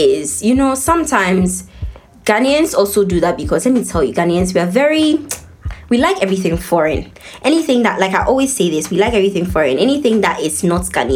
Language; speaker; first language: English; non-native, local second language; Akan